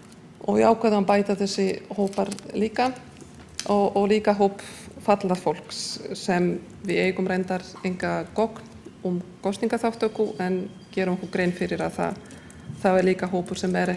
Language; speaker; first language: Icelandic; non-native, fluent; Polish